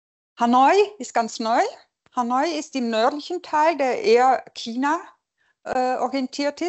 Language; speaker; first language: German; non-native, local second language; French